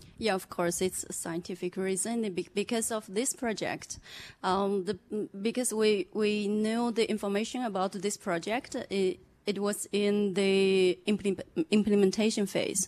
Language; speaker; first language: English; non-native, fluent; Chinese